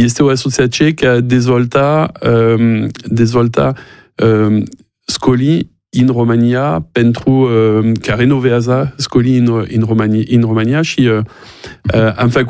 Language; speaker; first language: Romanian; non-native, learner; French